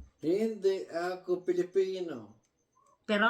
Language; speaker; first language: Filipino; non-native, learner; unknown